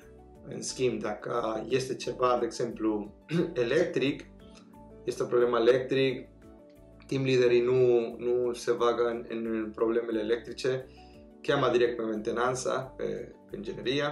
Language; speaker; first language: Romanian; non-native, fluent; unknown